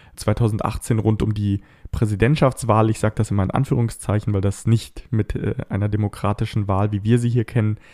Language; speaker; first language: German; native; German